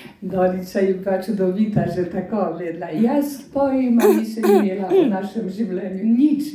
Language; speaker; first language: Slovenian; non-native, fluent; Polish